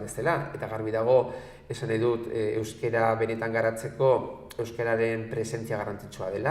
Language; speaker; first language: Basque; native; Basque